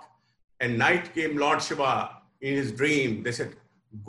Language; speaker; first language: English; non-native, local second language; Kashmiri